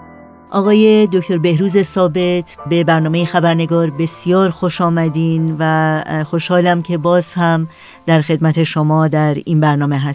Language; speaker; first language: Persian; native; Persian